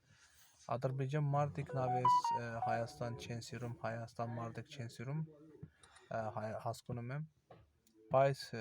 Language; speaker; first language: Armenian; non-native, learner; Azerbaijani